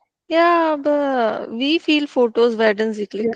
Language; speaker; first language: German; non-native, learner; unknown